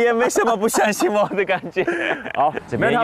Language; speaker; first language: Chinese; non-native, fluent; Turkish